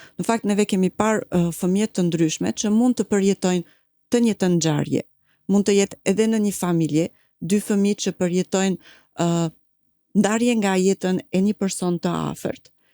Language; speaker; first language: Albanian; non-native, fluent; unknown